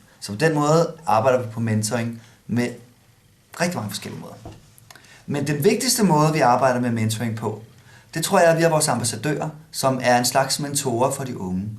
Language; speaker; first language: Danish; native; Danish